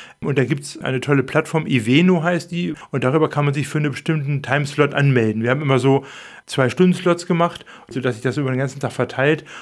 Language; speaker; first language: German; native; German